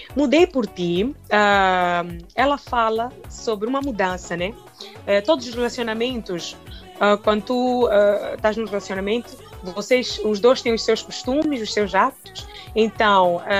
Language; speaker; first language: Portuguese; non-native, local second language; Makhuwa